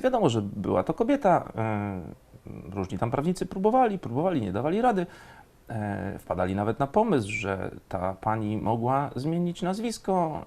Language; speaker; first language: Polish; native; Polish